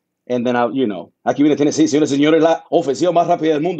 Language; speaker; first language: Spanish; early bilingual, heritage; Spanish